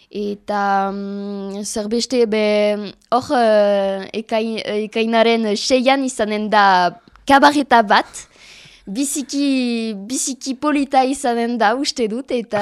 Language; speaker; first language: Basque; non-native, learner; French